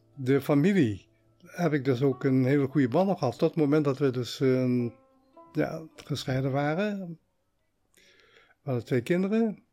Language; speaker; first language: Dutch; early bilingual, heritage; Dutch